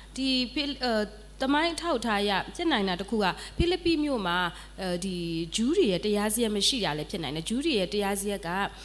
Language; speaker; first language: Burmese; non-native, local second language; S'gaw Karen